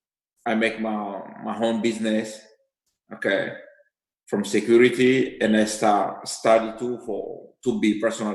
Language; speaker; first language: English; non-native, learner; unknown